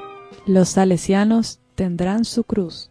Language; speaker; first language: Spanish; native; Spanish